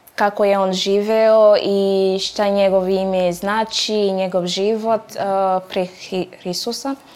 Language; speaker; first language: Serbian; non-native, fluent; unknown